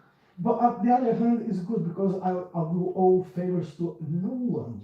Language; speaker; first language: English; non-native, fluent; Portuguese